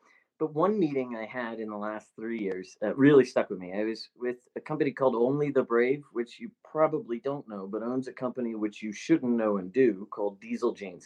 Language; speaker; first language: English; native; English